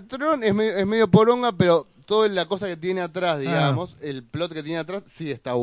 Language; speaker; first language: Spanish; native; Spanish